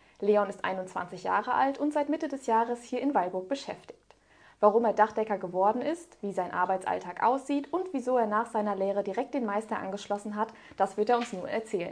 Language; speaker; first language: German; native; German